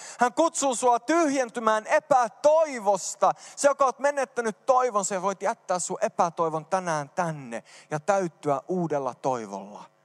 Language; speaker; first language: Finnish; early bilingual, heritage; Finnish